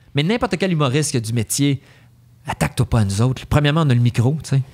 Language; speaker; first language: French; native; French